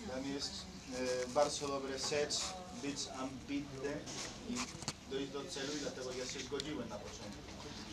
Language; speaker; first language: Polish; non-native, learner; Spanish